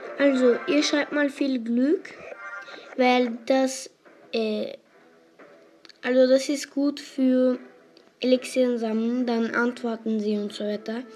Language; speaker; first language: German; non-native, local second language; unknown